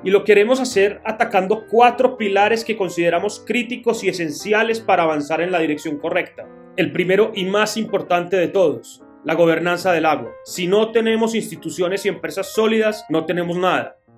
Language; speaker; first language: Spanish; native; Spanish